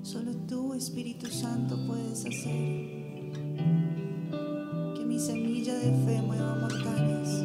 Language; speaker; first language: Spanish; native; Spanish